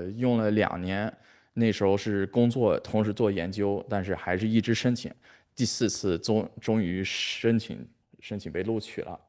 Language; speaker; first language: Chinese; early bilingual, heritage; Chinese